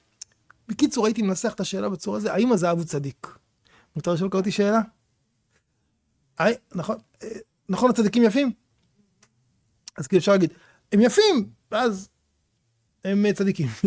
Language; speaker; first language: Hebrew; native; Hebrew